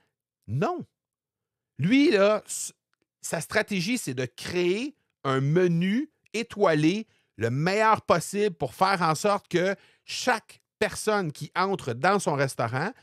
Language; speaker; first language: French; native; French